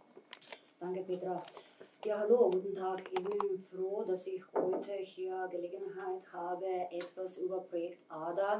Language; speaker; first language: German; non-native, fluent; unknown